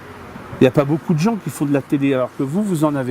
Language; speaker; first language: French; native; French